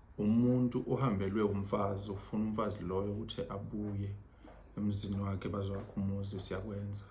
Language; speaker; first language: Zulu; native; Zulu